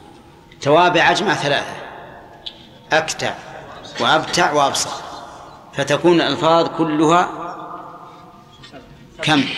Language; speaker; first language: Arabic; native; Arabic